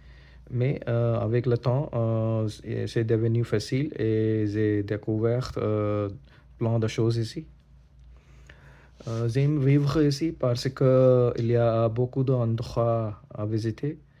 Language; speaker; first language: French; non-native, learner; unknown